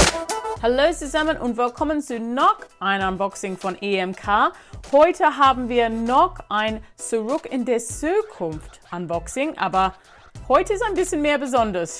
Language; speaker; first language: German; non-native, learner; English